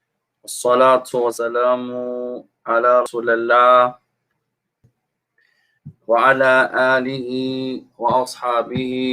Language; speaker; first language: Arabic; non-native, fluent; English